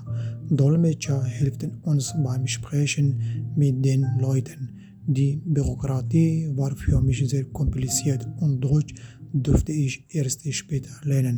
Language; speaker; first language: German; non-native, fluent; Arabic